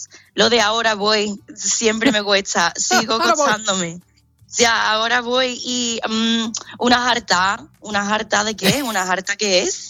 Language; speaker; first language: Spanish; non-native, fluent; English